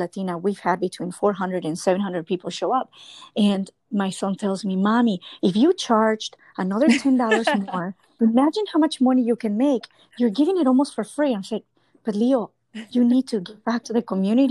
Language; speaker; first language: English; non-native, fluent; Spanish